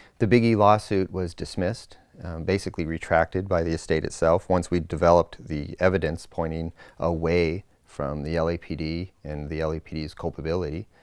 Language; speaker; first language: English; native; English